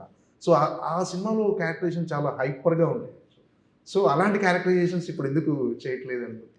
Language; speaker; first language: Telugu; native; Telugu